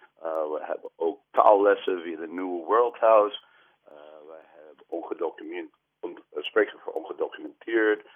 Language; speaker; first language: Dutch; non-native, fluent; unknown